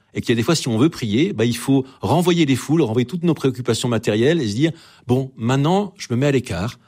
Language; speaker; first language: French; native; French